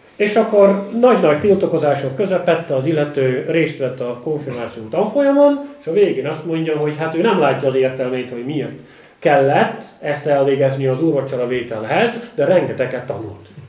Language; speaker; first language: Hungarian; non-native, fluent; Dutch